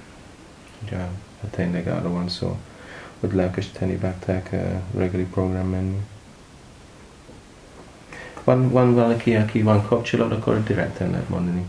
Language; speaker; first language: Hungarian; non-native, learner; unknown